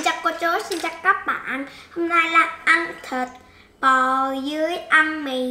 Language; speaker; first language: Vietnamese; early bilingual, heritage; Korean